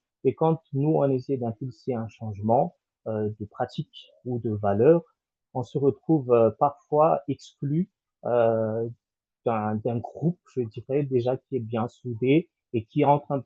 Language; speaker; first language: French; non-native, local second language; Malagasy